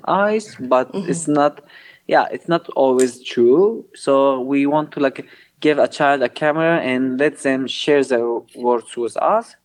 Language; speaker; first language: English; non-native, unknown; Kurdish